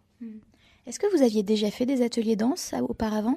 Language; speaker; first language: French; native; French